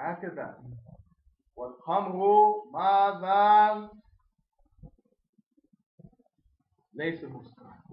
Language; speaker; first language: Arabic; non-native, fluent; English